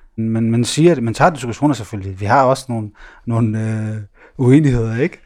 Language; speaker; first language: Danish; early bilingual, other home language; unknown